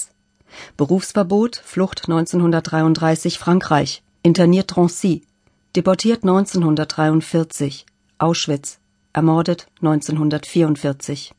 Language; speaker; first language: German; native; German